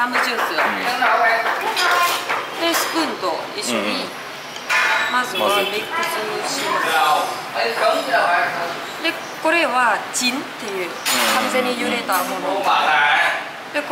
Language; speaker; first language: Japanese; non-native, fluent; Vietnamese